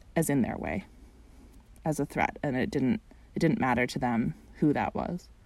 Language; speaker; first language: English; native; English